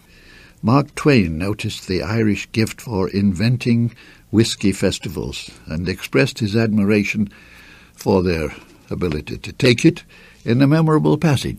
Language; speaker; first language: English; native; English